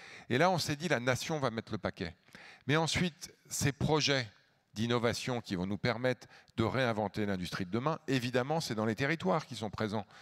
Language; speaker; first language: French; native; French